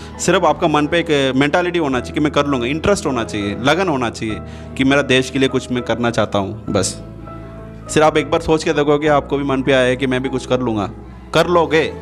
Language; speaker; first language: Hindi; non-native, local second language; Tamil